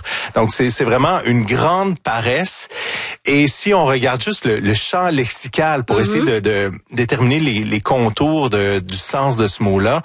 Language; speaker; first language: French; native; French